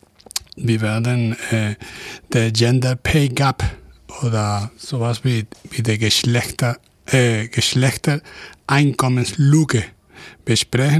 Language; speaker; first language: German; non-native, fluent; Spanish